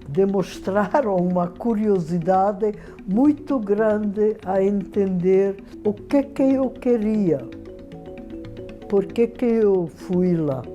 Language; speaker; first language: Portuguese; non-native, fluent; Hungarian